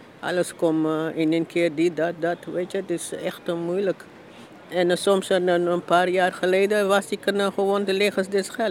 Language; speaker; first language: Dutch; non-native, learner; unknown